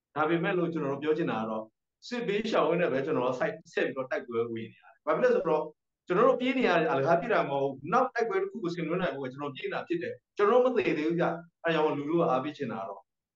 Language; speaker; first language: Burmese; non-native, local second language; S'gaw Karen